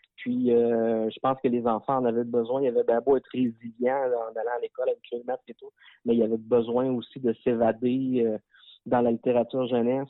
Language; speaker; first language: French; native; French